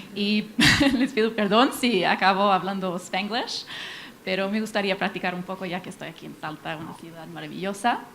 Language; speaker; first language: Spanish; non-native, fluent; English